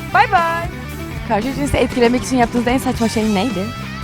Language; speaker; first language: Turkish; native; Turkish